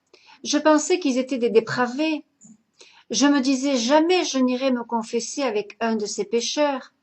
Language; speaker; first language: French; native; French